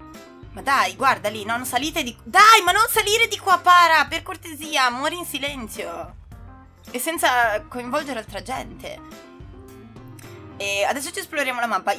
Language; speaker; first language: Italian; native; Italian